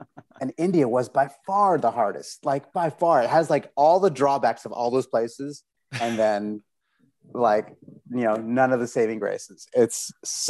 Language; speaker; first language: English; native; English